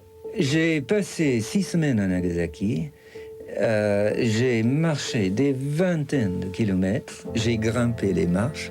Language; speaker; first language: French; non-native, fluent; English